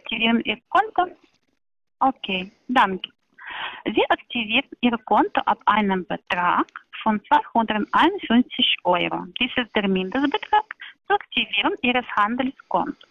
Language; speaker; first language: German; non-native, learner; Polish